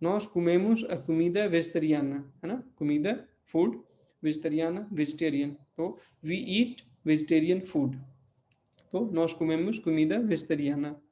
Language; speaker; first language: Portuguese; non-native, fluent; Hindi